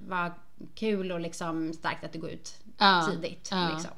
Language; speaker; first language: Swedish; native; Swedish